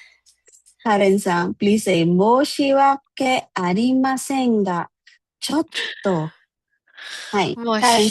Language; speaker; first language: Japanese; non-native, fluent; Filipino